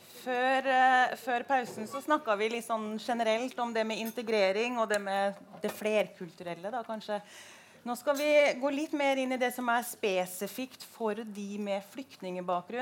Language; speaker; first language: Norwegian; native; Norwegian